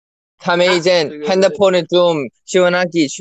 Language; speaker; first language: Korean; non-native, learner; Thai